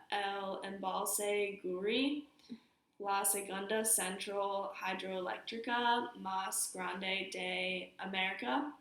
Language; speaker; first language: Spanish; non-native, learner; English